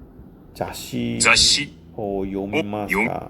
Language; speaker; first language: Japanese; non-native, learner; Cantonese